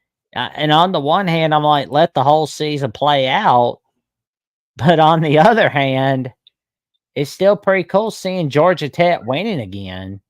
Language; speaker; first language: English; native; English